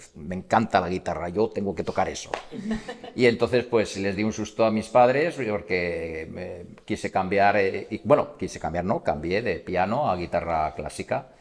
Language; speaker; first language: Spanish; native; Spanish